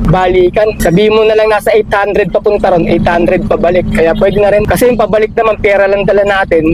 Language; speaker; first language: Filipino; native; Filipino